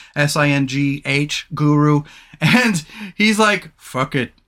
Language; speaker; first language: English; native; English